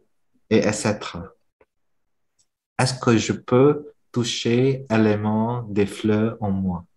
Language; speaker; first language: French; non-native, fluent; Vietnamese